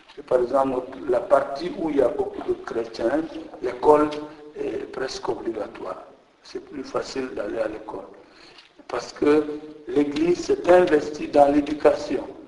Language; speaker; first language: French; non-native, local second language; Jola-Fonyi